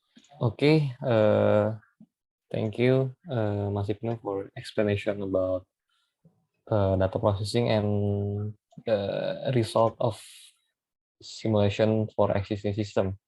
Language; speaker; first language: English; non-native, learner; Indonesian